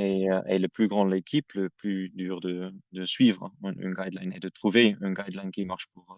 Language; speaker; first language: French; non-native, fluent; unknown